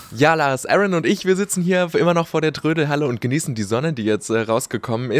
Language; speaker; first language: German; native; German